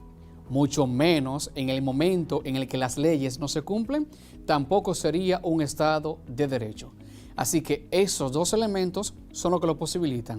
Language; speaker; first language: Spanish; native; Spanish